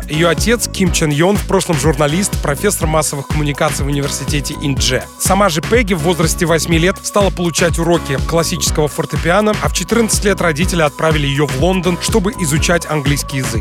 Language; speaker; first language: Russian; native; Russian